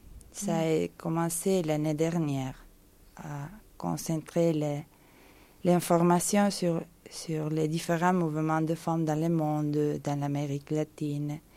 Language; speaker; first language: French; non-native, fluent; Spanish